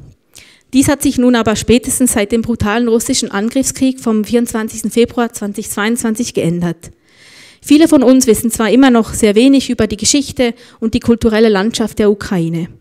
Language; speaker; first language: German; native; German